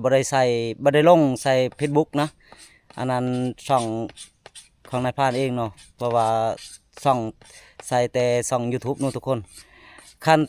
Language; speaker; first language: Thai; non-native, local second language; Northeastern Thai